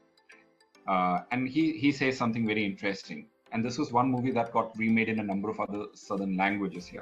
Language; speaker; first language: English; non-native, local second language; Malayalam